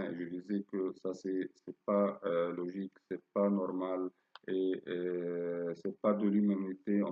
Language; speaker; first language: French; non-native, fluent; Arabic